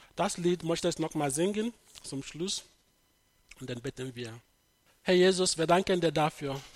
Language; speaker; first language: German; non-native, fluent; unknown